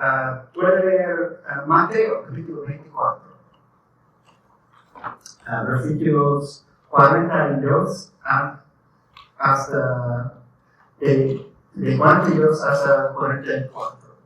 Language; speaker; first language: Spanish; non-native, learner; English